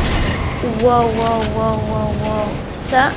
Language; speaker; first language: French; native; French